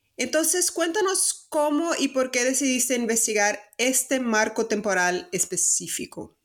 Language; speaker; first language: Spanish; non-native, fluent; Portuguese